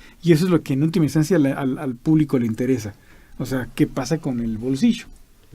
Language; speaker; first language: Spanish; native; Spanish